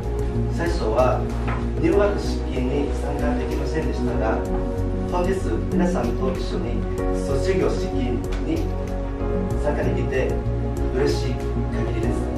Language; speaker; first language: Japanese; non-native, fluent; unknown